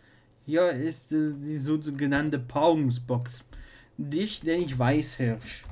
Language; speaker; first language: German; native; German